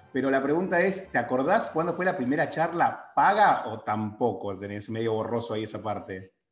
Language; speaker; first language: Spanish; native; Spanish